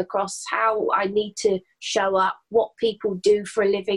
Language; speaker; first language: English; native; English